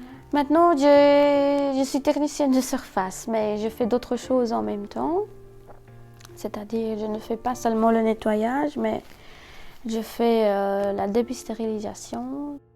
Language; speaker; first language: French; non-native, fluent; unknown